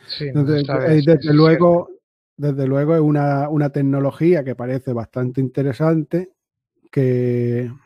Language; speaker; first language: Spanish; native; Spanish